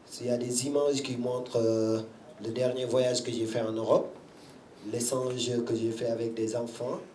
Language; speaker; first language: French; non-native, local second language; Wolof